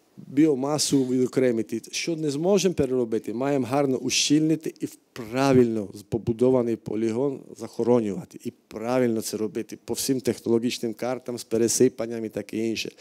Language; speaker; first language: Ukrainian; non-native, fluent; Slovak